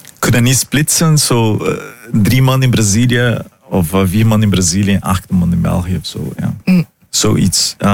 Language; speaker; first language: Dutch; non-native, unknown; Portuguese